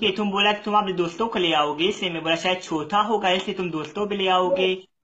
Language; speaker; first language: Hindi; non-native, learner; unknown